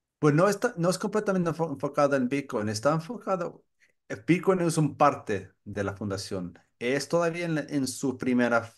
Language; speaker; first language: Spanish; non-native, learner; English